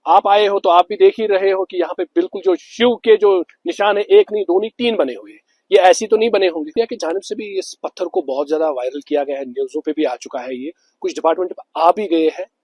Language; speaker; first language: Hindi; non-native, local second language; Kashmiri